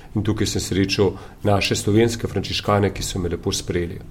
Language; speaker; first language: Slovenian; native; Slovenian